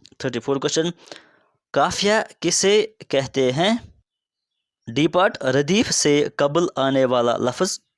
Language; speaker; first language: Urdu; non-native, local second language; Kashmiri